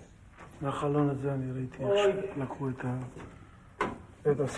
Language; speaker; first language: Hebrew; early bilingual, other home language; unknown